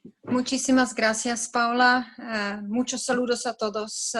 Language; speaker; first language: Spanish; non-native, fluent; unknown